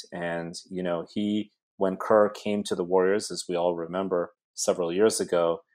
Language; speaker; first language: English; native; English